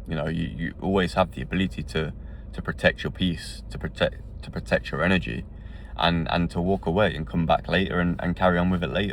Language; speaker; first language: English; native; English